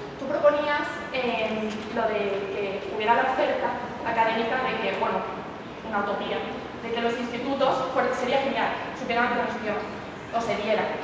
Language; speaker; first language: Spanish; native; Spanish